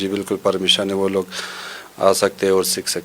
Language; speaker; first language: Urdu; non-native, local second language; Hazaragi